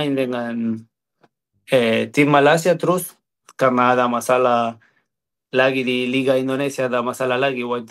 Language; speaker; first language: Indonesian; non-native, fluent; Spanish